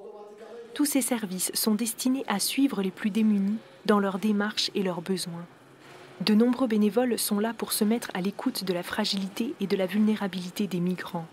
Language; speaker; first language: French; native; French